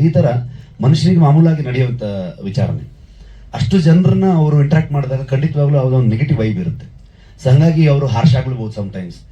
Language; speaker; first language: Kannada; native; Kannada